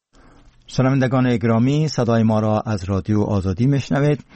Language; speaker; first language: Persian; native; Persian